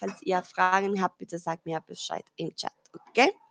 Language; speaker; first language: German; non-native, fluent; Spanish